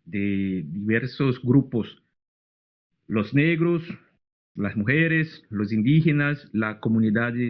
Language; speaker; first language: Spanish; non-native, fluent; Portuguese